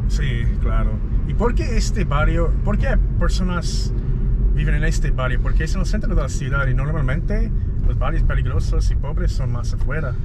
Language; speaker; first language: Spanish; non-native, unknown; English